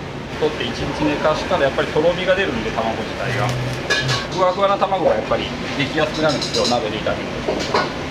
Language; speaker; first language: Japanese; native; Japanese